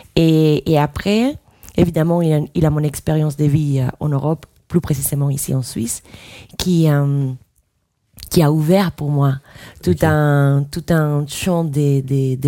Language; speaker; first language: French; non-native, fluent; Spanish